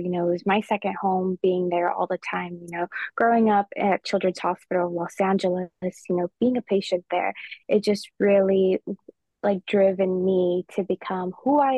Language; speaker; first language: English; early bilingual, other home language; Spanish